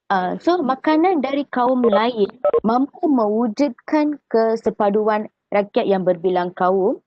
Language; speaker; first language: Malay; native; Malay